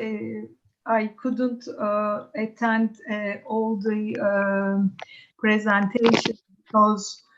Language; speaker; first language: English; non-native, fluent; Turkish